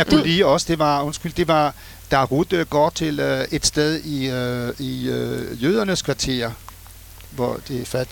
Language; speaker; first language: Danish; non-native, fluent; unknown